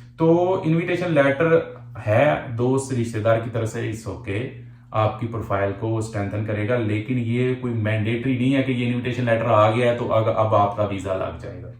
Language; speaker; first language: Urdu; non-native, local second language; Punjabi